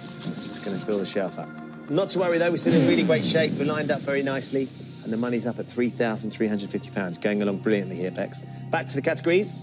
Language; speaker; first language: English; native; English